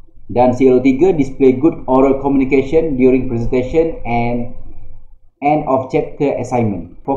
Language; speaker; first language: English; non-native, local second language; Malay